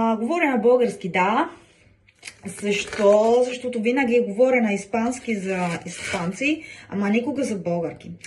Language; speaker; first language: Bulgarian; non-native, learner; Spanish